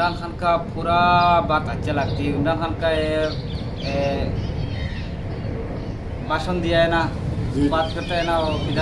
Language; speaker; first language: Hindi; non-native, learner; Bangla